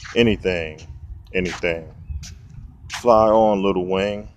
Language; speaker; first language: English; native; English